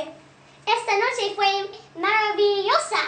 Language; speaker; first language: Spanish; non-native, learner; English